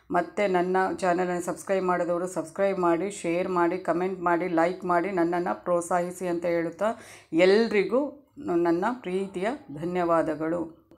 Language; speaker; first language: Kannada; non-native, local second language; Tulu